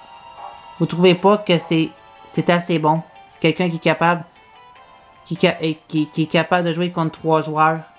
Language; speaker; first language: French; native; French